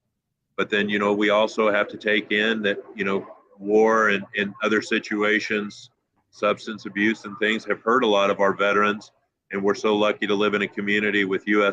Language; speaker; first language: English; native; English